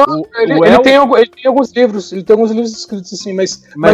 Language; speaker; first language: Portuguese; native; Portuguese